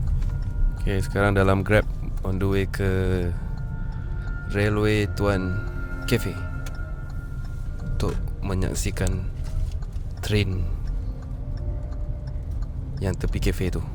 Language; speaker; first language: Malay; native; Malay